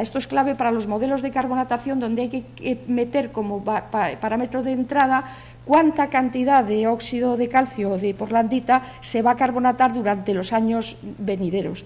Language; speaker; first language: Spanish; native; Spanish